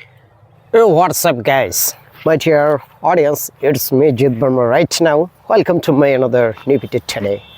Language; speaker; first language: English; non-native, learner; Bangla